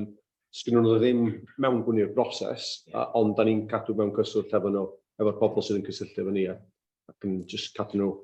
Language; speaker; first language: Welsh; native; Welsh